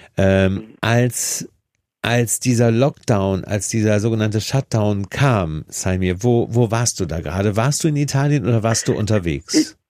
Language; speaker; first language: German; native; German